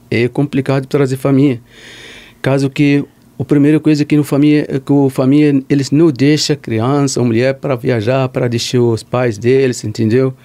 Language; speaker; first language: Portuguese; non-native, learner; Arabic